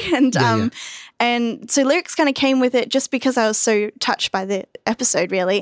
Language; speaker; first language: English; native; English